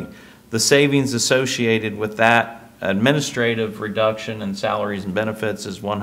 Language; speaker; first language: English; native; English